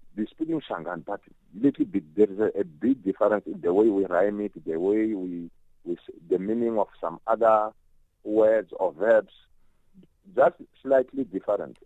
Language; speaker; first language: English; non-native, local second language; Tsonga